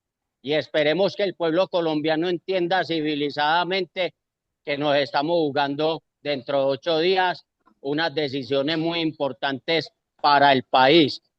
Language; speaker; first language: Spanish; native; Spanish